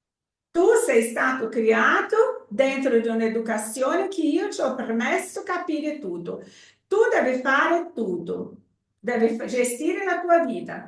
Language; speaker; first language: Italian; non-native, fluent; Portuguese